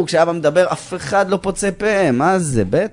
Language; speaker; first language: Hebrew; native; Hebrew